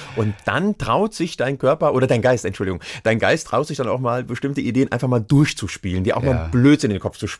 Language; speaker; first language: German; native; German